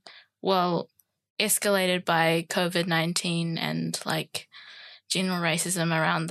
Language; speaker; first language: English; native; English